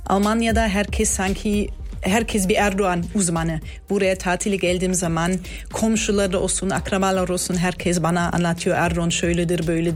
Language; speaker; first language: Turkish; early bilingual, heritage; Turkish